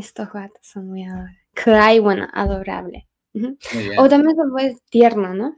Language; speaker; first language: Spanish; non-native, fluent; Chinese